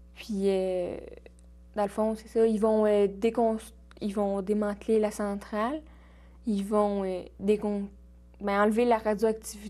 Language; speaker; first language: French; native; French